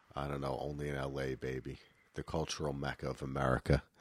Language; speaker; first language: English; native; English